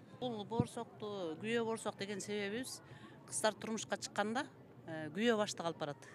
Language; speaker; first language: Kyrgyz; native; Kyrgyz